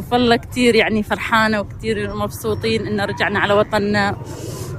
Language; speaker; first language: Arabic; native; Arabic